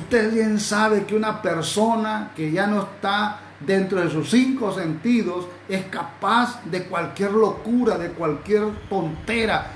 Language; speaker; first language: Spanish; native; Spanish